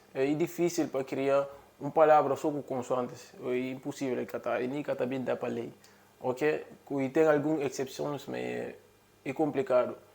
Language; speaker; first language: Portuguese; non-native, local second language; Upper Guinea Crioulo